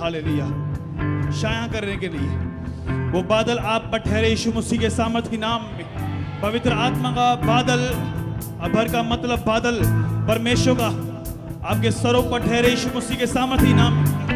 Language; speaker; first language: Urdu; non-native, local second language; Punjabi